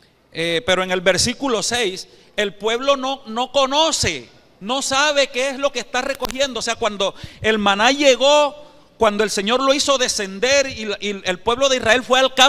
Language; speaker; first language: Spanish; native; Spanish